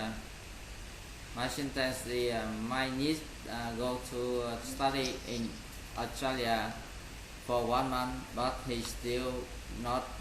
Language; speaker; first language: English; non-native, learner; Vietnamese